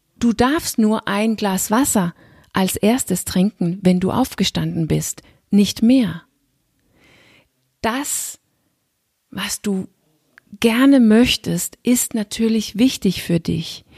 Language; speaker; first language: German; non-native, fluent; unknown